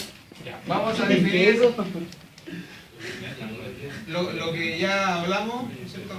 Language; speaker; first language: Spanish; native; Spanish